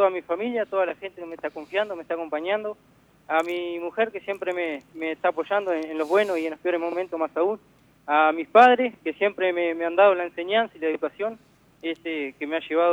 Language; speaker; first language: Spanish; native; Spanish